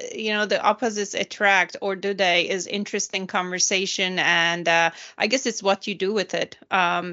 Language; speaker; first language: English; non-native, fluent; Turkish